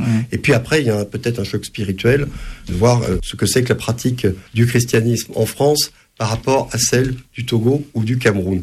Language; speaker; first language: French; native; French